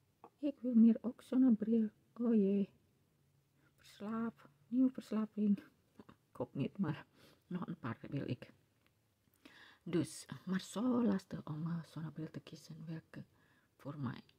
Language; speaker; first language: Dutch; non-native, learner; Indonesian